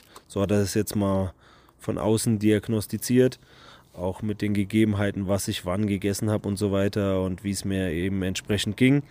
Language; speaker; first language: German; native; German